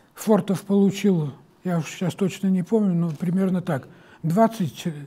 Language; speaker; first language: Russian; native; Russian